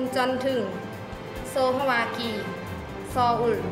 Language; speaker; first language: Korean; non-native, learner; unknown